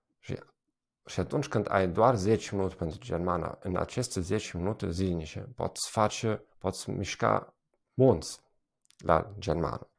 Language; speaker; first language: Romanian; non-native, fluent; German